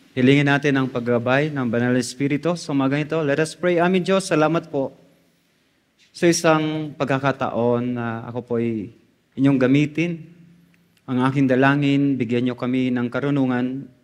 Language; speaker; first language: Filipino; non-native, local second language; Bikol